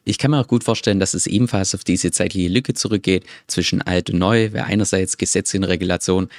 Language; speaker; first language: German; native; German